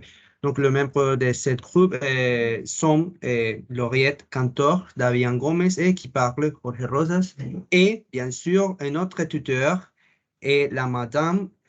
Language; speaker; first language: French; non-native, learner; Spanish